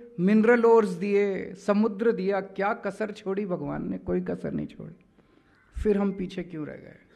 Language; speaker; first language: Hindi; native; Hindi